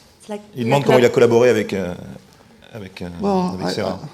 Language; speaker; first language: French; native; French